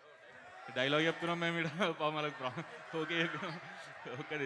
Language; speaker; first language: Telugu; native; Telugu